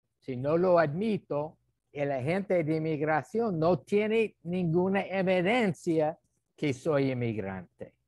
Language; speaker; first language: Spanish; non-native, fluent; English